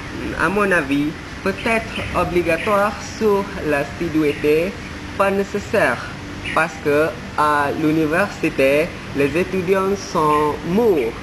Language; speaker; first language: French; non-native, learner; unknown